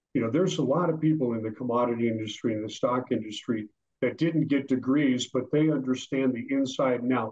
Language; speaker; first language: English; native; English